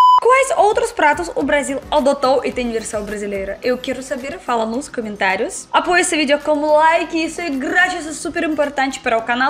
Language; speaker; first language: Portuguese; non-native, learner; Russian